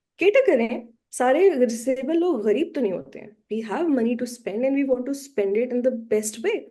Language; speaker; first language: Urdu; native; Urdu